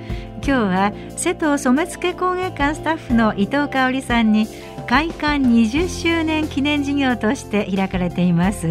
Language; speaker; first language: Japanese; native; Japanese